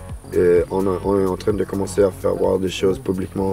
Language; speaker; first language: French; non-native, learner; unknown